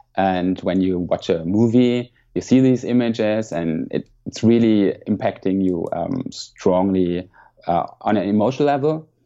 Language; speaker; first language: English; non-native, fluent; German